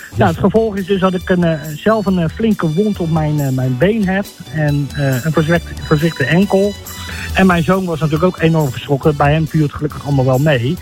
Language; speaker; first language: Dutch; native; Dutch